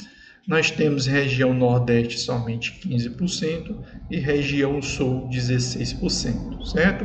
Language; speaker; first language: Portuguese; native; Portuguese